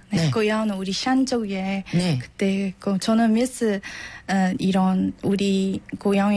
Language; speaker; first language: Korean; non-native, learner; Burmese